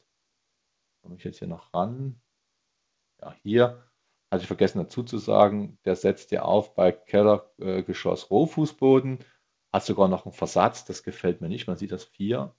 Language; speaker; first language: German; native; German